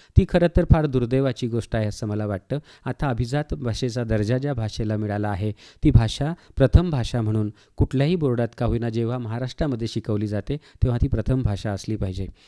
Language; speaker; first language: Marathi; native; Marathi